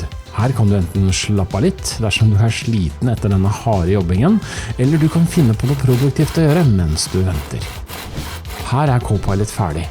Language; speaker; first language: Norwegian; native; Norwegian